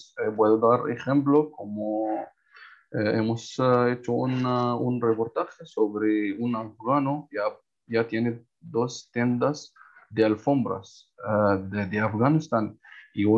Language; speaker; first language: Spanish; non-native, learner; Arabic